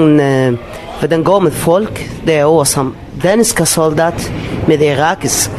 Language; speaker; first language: Danish; non-native, learner; Arabic